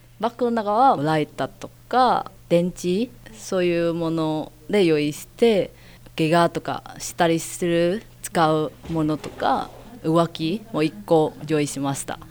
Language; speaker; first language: Japanese; non-native, fluent; Vietnamese